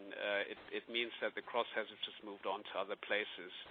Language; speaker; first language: English; non-native, fluent; German